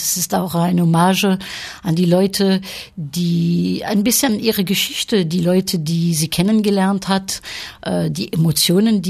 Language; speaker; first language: German; early bilingual, heritage; French